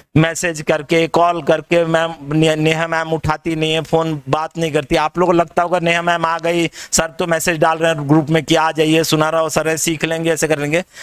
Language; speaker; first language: Hindi; native; Hindi